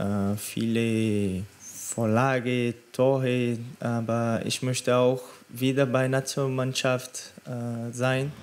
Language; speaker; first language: German; non-native, learner; Portuguese